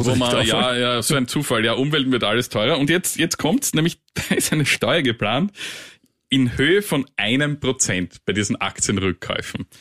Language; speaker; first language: German; native; German